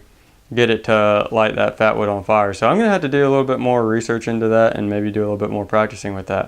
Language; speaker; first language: English; native; English